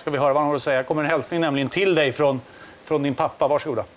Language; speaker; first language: Swedish; native; Swedish